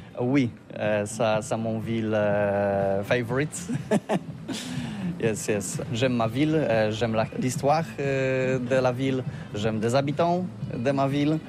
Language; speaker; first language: French; non-native, learner; Polish